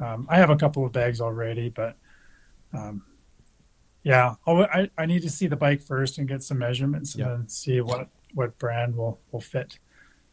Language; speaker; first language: English; native; English